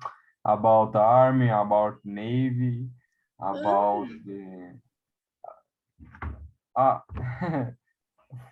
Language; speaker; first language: English; non-native, learner; Portuguese